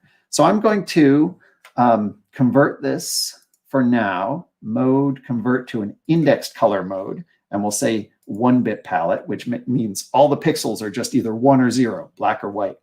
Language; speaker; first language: English; native; English